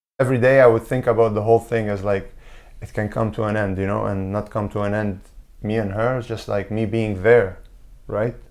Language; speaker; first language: English; non-native, fluent; Arabic